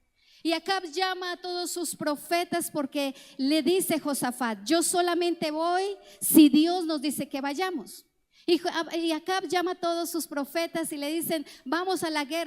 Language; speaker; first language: Spanish; native; Spanish